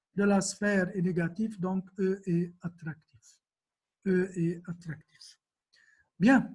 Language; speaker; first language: French; non-native, local second language; Arabic